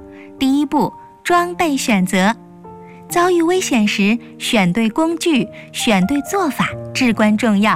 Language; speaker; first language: Chinese; native; Chinese